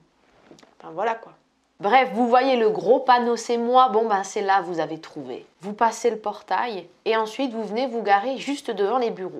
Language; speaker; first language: French; native; French